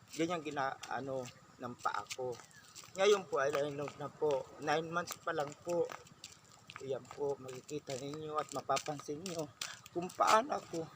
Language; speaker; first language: Filipino; non-native, local second language; Bikol